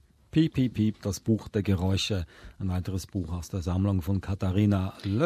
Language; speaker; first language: German; native; German